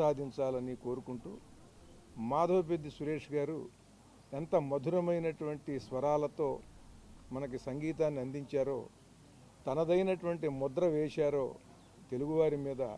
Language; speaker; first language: Telugu; native; Telugu